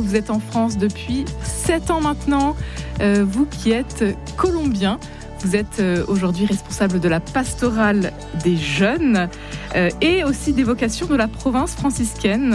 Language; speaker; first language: French; native; French